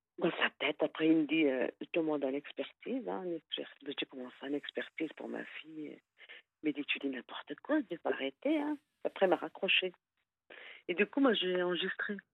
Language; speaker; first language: French; non-native, fluent; Arabic